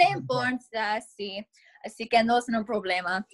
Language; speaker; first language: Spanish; non-native, learner; English